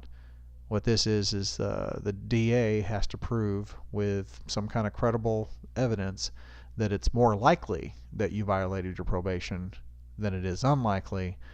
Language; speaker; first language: English; native; English